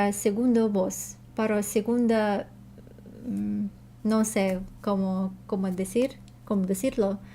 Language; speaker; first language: Spanish; non-native, learner; Russian